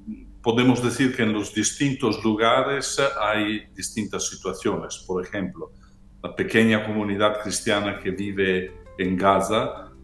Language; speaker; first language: Spanish; non-native, fluent; Italian